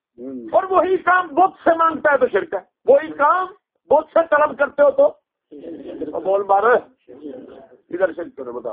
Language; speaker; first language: Urdu; non-native, local second language; Punjabi